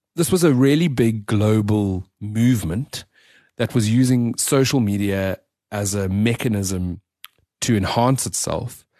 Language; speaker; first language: English; native; English